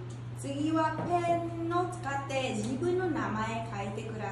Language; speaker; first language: Japanese; non-native, fluent; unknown